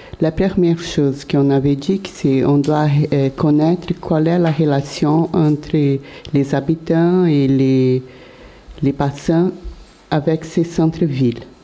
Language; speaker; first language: French; non-native, learner; Portuguese